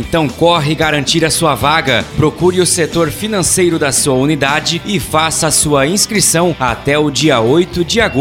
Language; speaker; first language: Portuguese; native; Portuguese